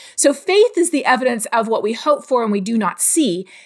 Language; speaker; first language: English; native; English